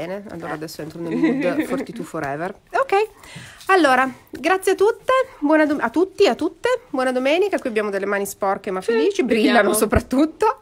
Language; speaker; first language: Italian; native; Italian